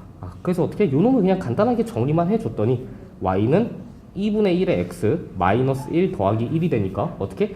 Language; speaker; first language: Korean; native; Korean